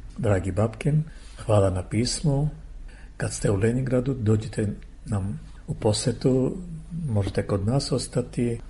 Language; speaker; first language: Serbian; non-native, fluent; Armenian